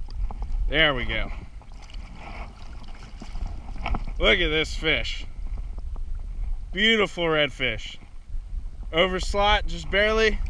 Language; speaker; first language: English; native; English